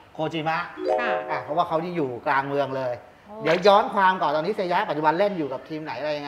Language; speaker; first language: Thai; native; Thai